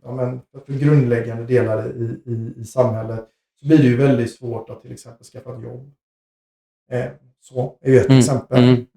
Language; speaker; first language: Swedish; native; Swedish